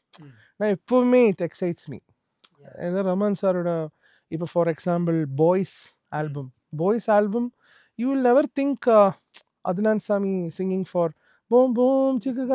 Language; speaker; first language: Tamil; non-native, learner; Malayalam